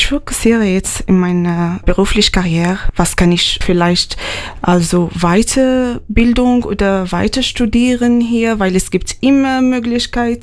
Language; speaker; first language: German; non-native, learner; Arabic